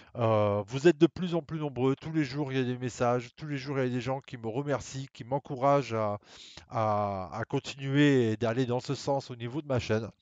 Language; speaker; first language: French; native; French